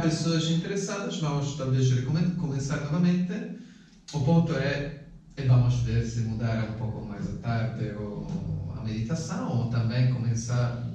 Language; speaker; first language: Portuguese; non-native, fluent; Italian